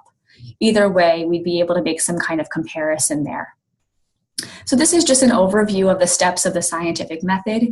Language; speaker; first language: English; native; English